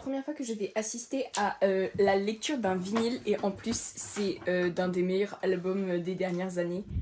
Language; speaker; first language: French; native; French